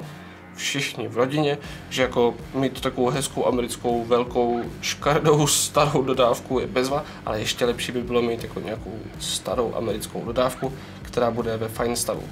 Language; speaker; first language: Czech; native; Czech